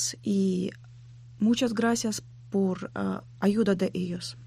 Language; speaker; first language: Spanish; non-native, learner; Ukrainian